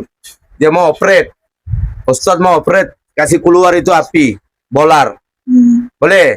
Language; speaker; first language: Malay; non-native, learner; Bangla